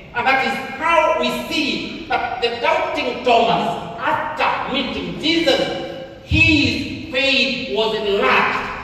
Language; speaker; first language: English; non-native, local second language; Swahili